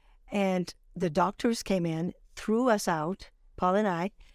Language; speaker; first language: English; non-native, fluent; French